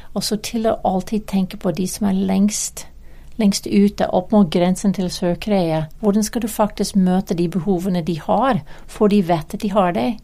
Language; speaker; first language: Norwegian; non-native, fluent; English